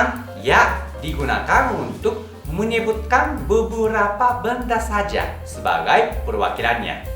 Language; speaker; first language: Indonesian; non-native, fluent; Japanese